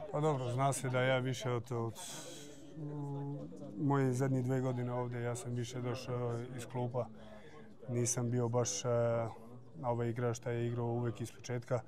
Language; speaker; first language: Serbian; early bilingual, heritage; German